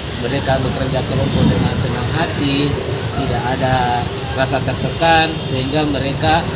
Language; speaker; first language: Indonesian; native; Indonesian